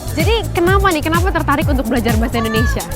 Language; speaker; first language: Indonesian; native; Indonesian